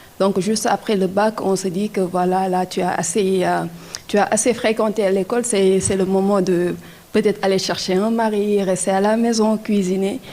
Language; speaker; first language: French; non-native, local second language; Wolof